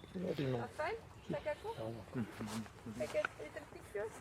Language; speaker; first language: English; non-native, learner; French